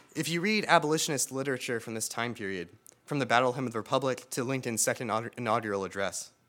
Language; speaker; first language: English; native; English